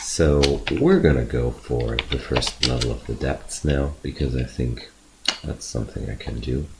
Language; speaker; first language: English; non-native, fluent; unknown